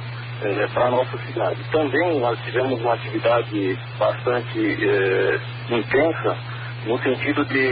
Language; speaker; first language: Portuguese; native; Portuguese